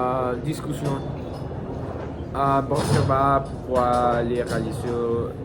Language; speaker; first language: French; non-native, learner; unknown